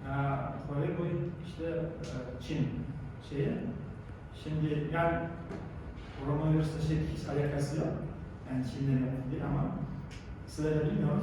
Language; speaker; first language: Turkish; non-native, learner; Kazakh